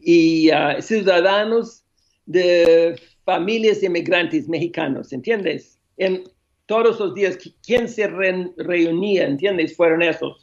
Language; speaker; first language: Spanish; non-native, fluent; English